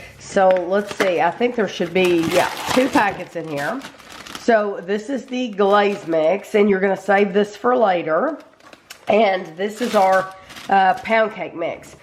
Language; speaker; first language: English; native; English